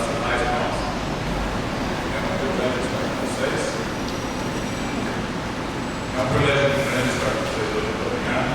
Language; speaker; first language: Portuguese; non-native, learner; English